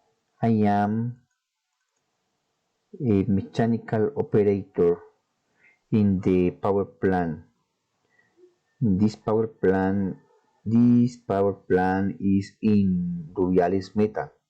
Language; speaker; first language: English; non-native, learner; Spanish